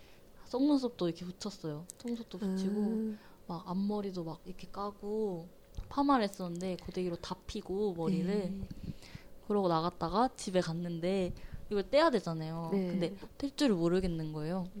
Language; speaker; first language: Korean; non-native, learner; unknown